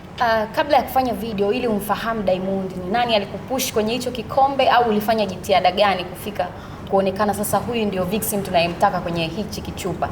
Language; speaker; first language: Swahili; native; Swahili